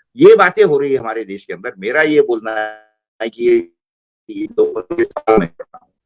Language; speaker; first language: Hindi; non-native, local second language; Marathi